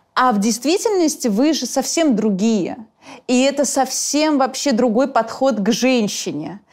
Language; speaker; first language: Russian; non-native, fluent; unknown